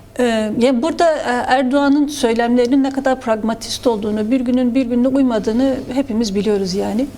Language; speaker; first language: Turkish; non-native, local second language; Kurdish